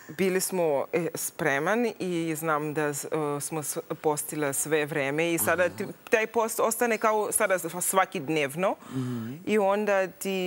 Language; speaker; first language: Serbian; non-native, learner; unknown